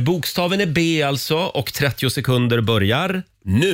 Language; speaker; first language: Swedish; native; Swedish